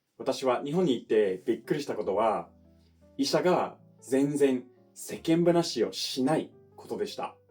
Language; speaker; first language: Japanese; non-native, fluent; English